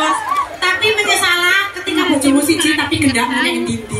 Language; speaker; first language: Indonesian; non-native, local second language; Javanese